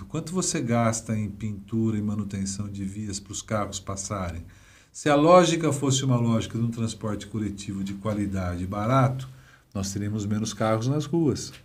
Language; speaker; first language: Portuguese; native; Portuguese